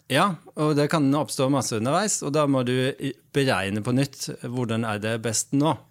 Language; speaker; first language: Norwegian; non-native, fluent; Dutch